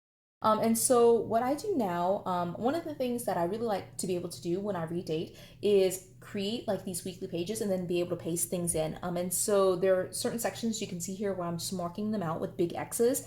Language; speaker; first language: English; native; English